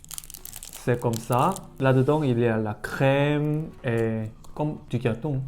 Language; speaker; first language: French; non-native, learner; Korean